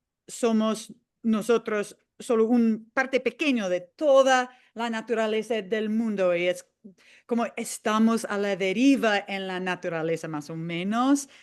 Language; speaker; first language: Spanish; non-native, fluent; English